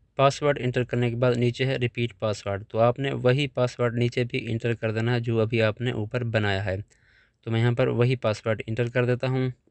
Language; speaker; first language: Urdu; non-native, local second language; Punjabi